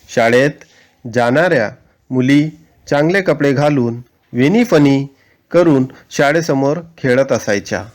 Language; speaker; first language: Marathi; non-native, local second language; Urdu